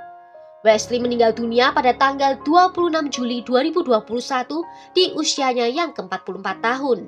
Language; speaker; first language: Indonesian; native; Indonesian